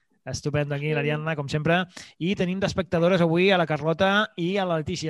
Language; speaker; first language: Catalan; native; Catalan